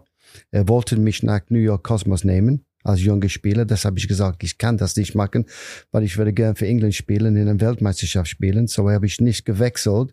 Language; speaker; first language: German; non-native, fluent; English